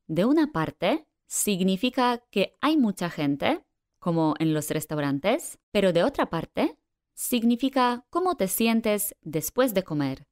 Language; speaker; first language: Spanish; non-native, fluent; Polish